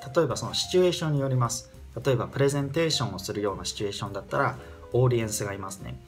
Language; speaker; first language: Japanese; native; Japanese